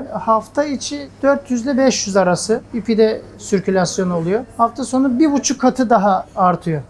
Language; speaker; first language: Turkish; native; Turkish